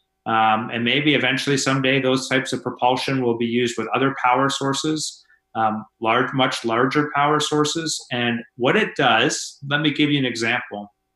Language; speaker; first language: English; native; English